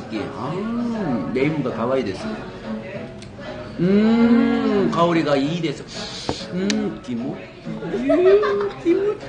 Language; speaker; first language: Japanese; non-native, learner; Korean